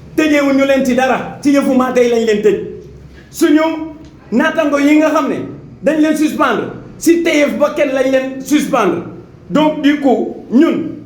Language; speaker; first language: Wolof; non-native, local second language; Jola-Fonyi